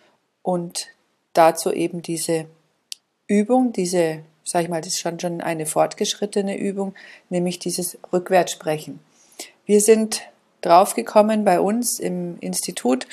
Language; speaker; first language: German; native; German